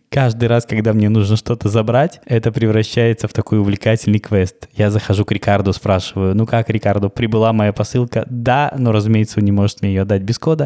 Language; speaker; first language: Russian; native; Russian